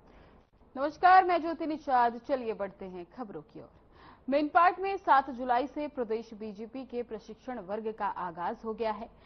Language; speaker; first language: Hindi; native; Hindi